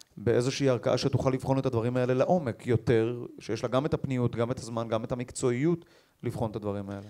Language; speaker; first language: Hebrew; native; Hebrew